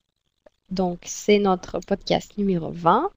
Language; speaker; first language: French; non-native, fluent; Russian